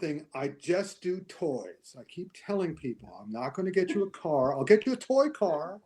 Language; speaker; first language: English; native; English